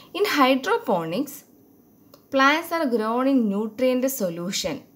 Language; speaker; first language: English; non-native, local second language; Malayalam